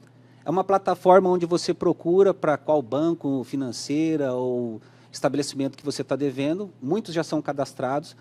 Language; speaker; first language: Portuguese; native; Portuguese